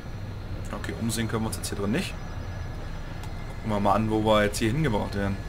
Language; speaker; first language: German; native; German